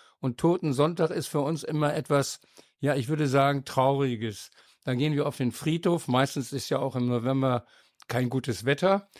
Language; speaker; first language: German; native; German